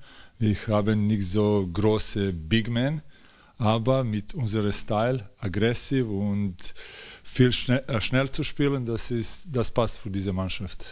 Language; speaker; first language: German; non-native, learner; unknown